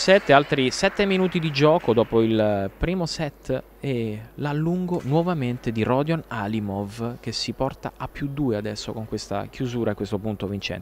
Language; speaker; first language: Italian; native; Italian